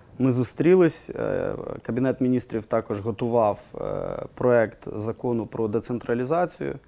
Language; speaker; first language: Ukrainian; non-native, local second language; Russian